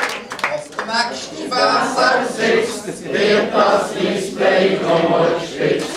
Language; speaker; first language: German; native; German